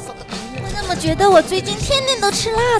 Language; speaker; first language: Chinese; native; Chinese